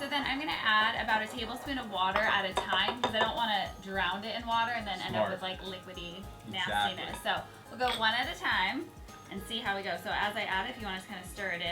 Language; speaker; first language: English; native; English